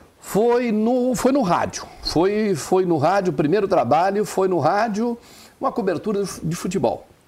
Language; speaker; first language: Portuguese; non-native, local second language; German